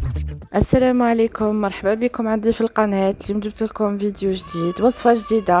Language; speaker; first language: Arabic; native; Arabic